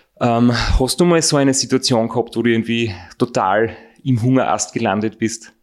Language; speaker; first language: German; native; German